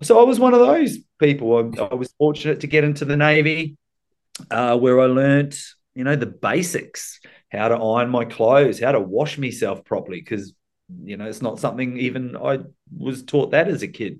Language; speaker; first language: English; native; English